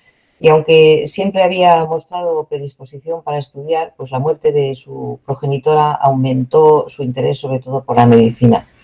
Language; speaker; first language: Spanish; native; Spanish